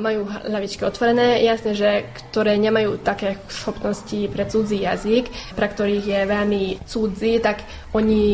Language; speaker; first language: Slovak; non-native, local second language; Hungarian